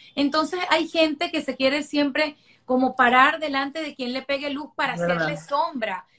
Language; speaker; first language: Spanish; native; Spanish